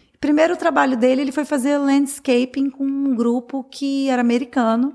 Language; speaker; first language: Portuguese; native; Portuguese